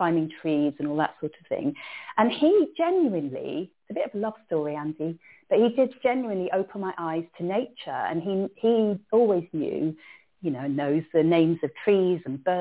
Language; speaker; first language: English; native; English